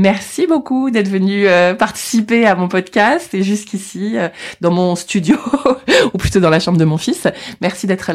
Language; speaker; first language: French; native; French